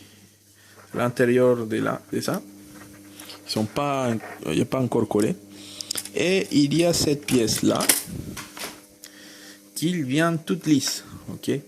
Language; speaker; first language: French; non-native, fluent; Spanish